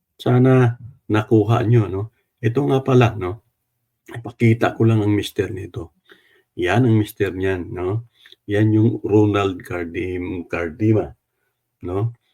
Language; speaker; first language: Filipino; non-native, local second language; Cebuano